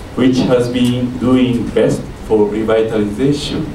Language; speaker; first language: English; non-native, learner; Japanese